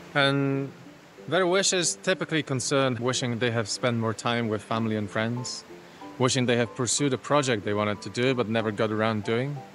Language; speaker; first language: English; non-native, fluent; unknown